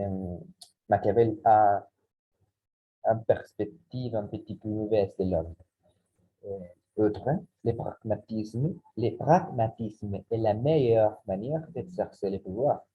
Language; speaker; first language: French; non-native, learner; Spanish